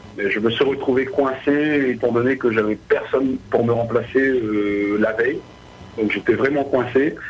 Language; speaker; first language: French; early bilingual, other home language; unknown